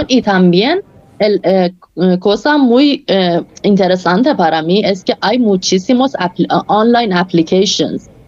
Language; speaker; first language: Spanish; non-native, fluent; Persian